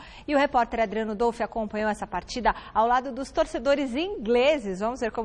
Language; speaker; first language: Portuguese; native; Portuguese